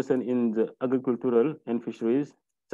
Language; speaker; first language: English; non-native, learner; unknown